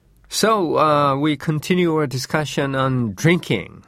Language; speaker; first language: English; non-native, fluent; Japanese